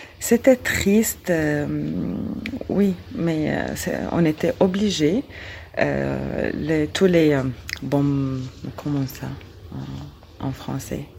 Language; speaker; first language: French; non-native, learner; Arabic